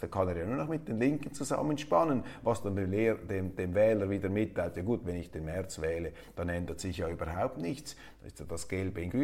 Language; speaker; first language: German; native; German